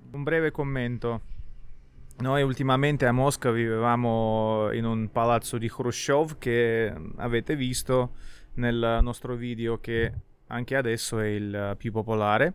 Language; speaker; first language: Italian; non-native, fluent; Russian